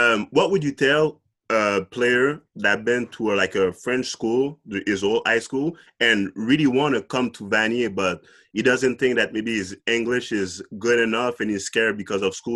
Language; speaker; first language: English; non-native, fluent; French